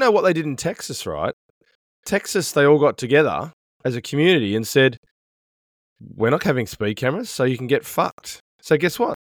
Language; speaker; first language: English; native; English